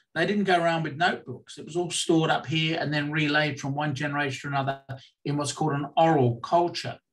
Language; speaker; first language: English; native; English